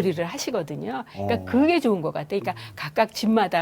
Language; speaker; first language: Korean; native; Korean